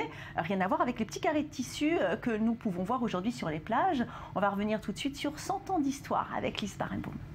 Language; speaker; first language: French; native; French